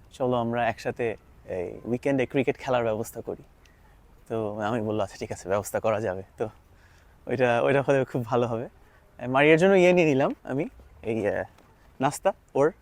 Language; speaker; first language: Bangla; native; Bangla